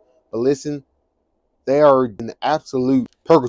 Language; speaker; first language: English; native; English